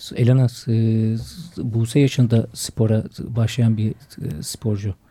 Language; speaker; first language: Turkish; native; Turkish